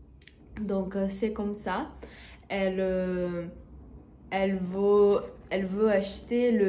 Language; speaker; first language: French; non-native, learner; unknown